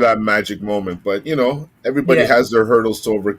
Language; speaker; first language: English; native; English